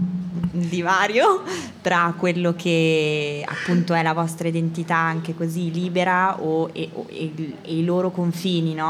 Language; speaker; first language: Italian; native; Italian